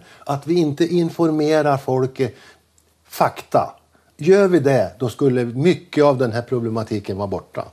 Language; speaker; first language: Swedish; native; Swedish